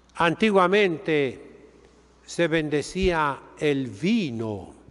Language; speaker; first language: Spanish; native; Spanish